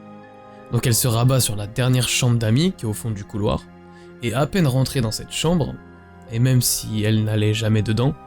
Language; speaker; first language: French; native; French